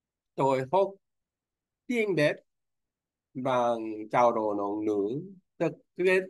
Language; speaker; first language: Vietnamese; non-native, learner; Korean